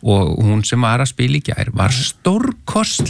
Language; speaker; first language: Icelandic; native; Icelandic